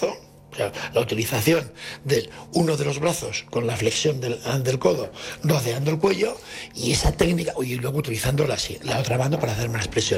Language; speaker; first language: Spanish; native; Spanish